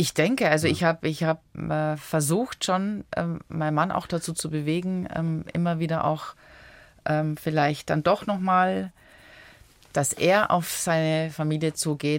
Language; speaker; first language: German; early bilingual, other home language; Italian